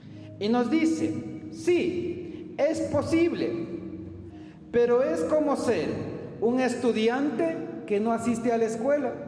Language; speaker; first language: Spanish; native; Spanish